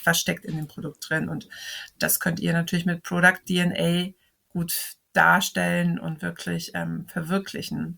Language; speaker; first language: German; native; German